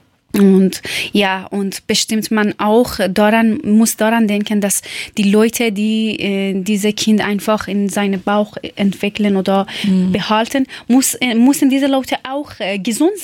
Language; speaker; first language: German; non-native, learner; Persian